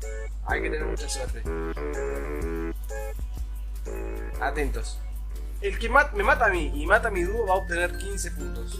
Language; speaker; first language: Spanish; native; Spanish